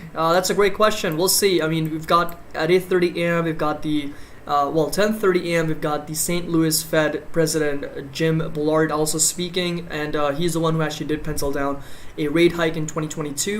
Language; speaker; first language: English; native; English